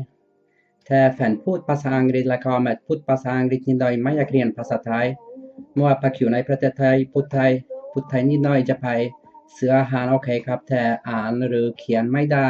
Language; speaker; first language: Thai; non-native, learner; Dutch